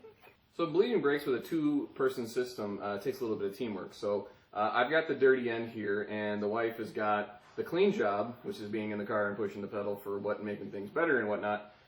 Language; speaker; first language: English; native; English